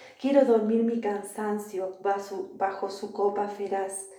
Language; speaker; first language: Spanish; native; Spanish